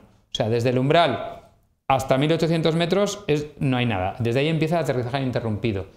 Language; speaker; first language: Spanish; native; Spanish